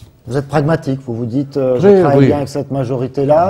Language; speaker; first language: French; native; French